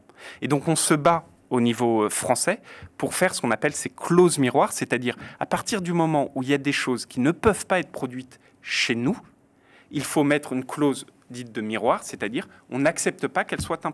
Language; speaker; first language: French; native; French